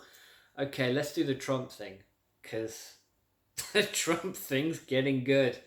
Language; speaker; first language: English; native; English